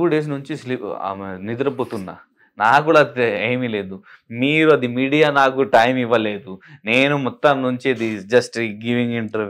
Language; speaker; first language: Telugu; non-native, local second language; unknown